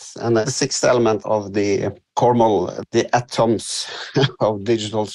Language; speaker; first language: English; non-native, fluent; Norwegian